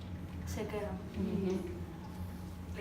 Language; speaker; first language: Spanish; native; Spanish